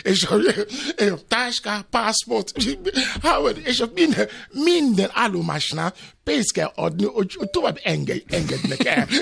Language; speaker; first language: Hungarian; non-native, learner; Yoruba